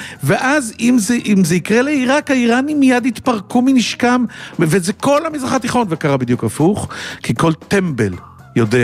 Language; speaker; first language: Hebrew; native; Hebrew